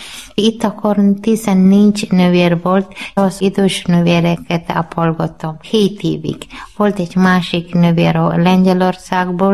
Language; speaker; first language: Hungarian; non-native, learner; Malayalam